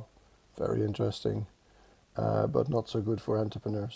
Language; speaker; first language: English; non-native, fluent; Dutch